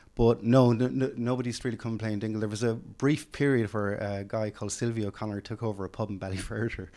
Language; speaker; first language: English; native; English